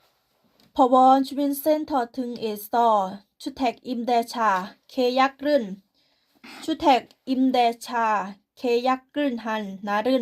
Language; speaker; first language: Korean; non-native, learner; Thai